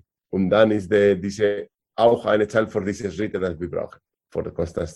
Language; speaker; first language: German; non-native, learner; Spanish